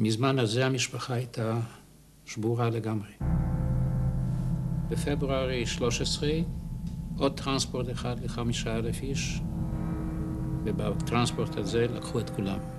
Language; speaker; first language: Hebrew; non-native, fluent; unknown